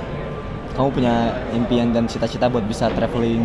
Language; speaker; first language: Indonesian; native; Indonesian